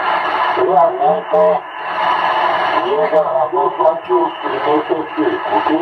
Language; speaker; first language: Spanish; non-native, learner; Portuguese